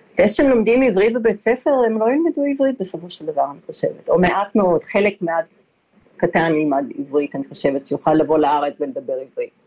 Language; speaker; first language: Hebrew; early bilingual, other home language; Polish